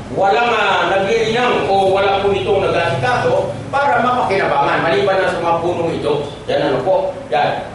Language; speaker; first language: Filipino; non-native, local second language; Cebuano